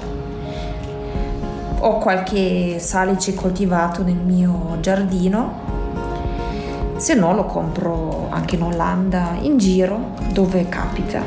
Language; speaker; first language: Italian; non-native, fluent; German